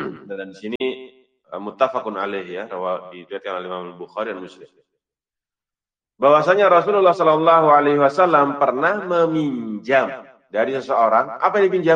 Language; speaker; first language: Indonesian; native; Indonesian